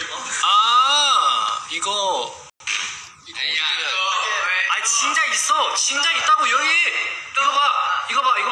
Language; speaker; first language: Korean; non-native, fluent; Chinese